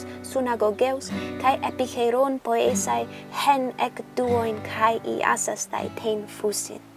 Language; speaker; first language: Greek; non-native, learner; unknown